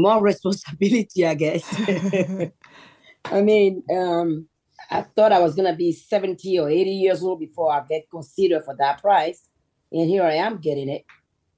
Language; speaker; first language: English; non-native, fluent; Yoruba